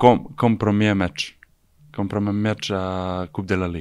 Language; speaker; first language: French; non-native, learner; Serbian